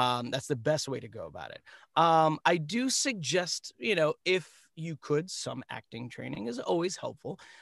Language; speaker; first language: English; early bilingual, other home language; Spanish